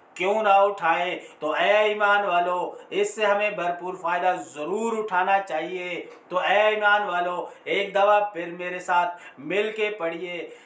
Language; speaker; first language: Urdu; native; Urdu